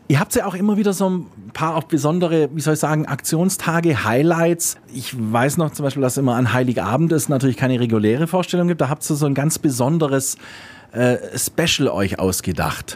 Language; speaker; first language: German; native; German